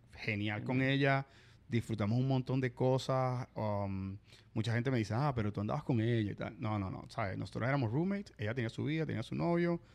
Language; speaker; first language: Spanish; native; Spanish